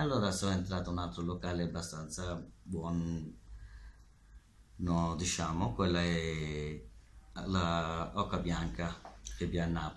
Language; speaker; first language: Italian; non-native, learner; Bangla